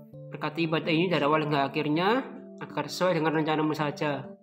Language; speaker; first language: Indonesian; native; Indonesian